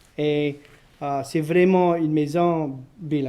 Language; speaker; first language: French; non-native, local second language; English